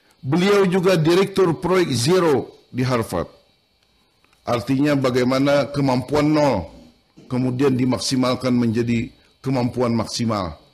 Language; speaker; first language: Indonesian; non-native, local second language; Banjar